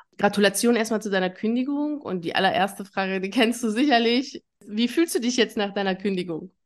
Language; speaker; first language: German; native; German